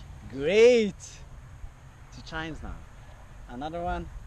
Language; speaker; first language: English; non-native, learner; Arabic